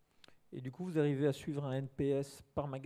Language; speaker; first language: French; native; French